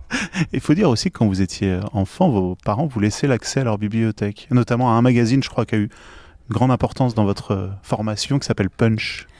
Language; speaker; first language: French; native; French